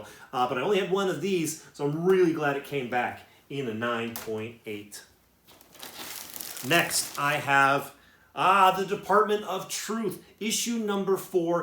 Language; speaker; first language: English; native; English